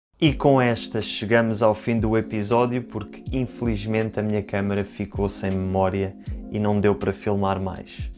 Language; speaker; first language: Portuguese; native; Portuguese